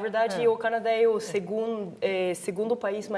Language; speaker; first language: Portuguese; non-native, fluent; English